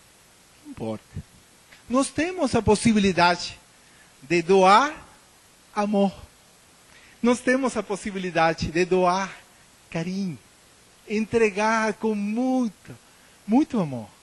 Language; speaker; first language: Portuguese; non-native, learner; Spanish